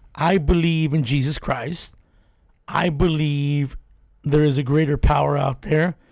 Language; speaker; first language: English; native; English